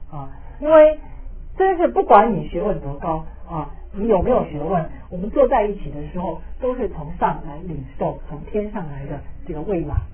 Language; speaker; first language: Chinese; native; Chinese